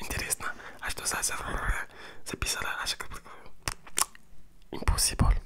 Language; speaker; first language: Russian; non-native, learner; French